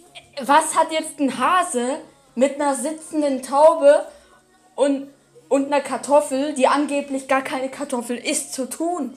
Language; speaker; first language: German; native; German